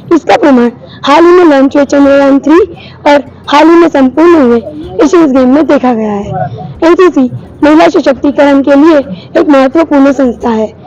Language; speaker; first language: Hindi; non-native, local second language; Gujarati